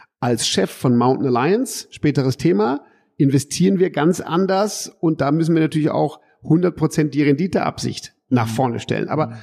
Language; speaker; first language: German; early bilingual, heritage; German